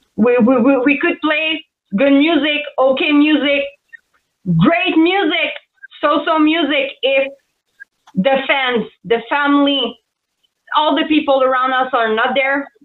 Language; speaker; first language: English; non-native, fluent; French